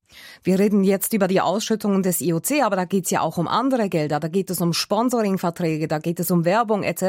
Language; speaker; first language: German; native; German